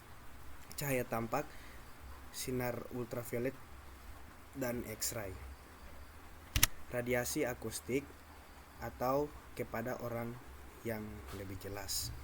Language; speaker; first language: Indonesian; native; Indonesian